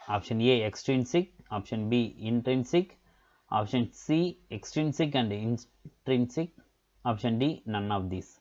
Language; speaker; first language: English; non-native, local second language; Tamil